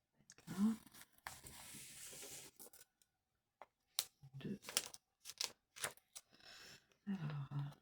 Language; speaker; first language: French; native; French